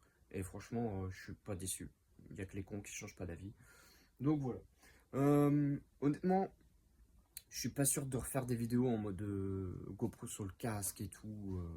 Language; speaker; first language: French; native; French